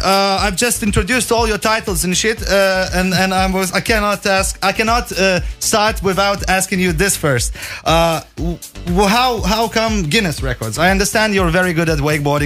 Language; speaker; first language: English; non-native, fluent; Lithuanian